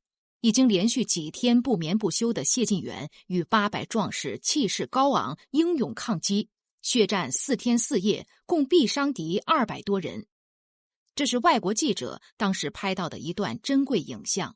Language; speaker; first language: Chinese; native; Chinese